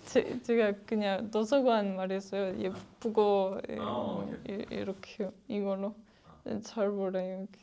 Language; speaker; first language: Korean; non-native, learner; French